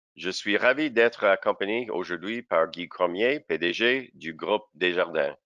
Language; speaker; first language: French; non-native, local second language; English